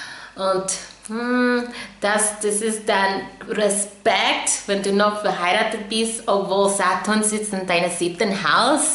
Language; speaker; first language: German; non-native, fluent; English